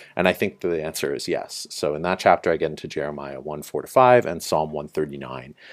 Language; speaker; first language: English; native; English